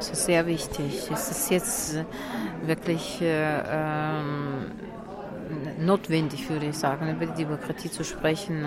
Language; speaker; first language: German; non-native, fluent; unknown